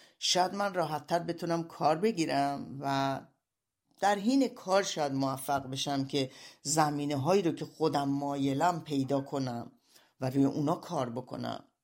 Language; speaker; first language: Persian; native; Persian